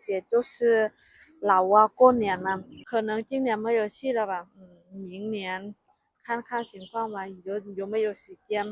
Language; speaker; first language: Chinese; non-native, learner; Lao